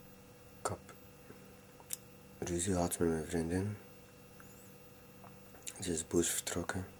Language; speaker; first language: Dutch; non-native, fluent; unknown